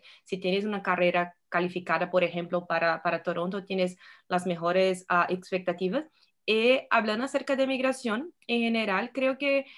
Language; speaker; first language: Spanish; non-native, fluent; Portuguese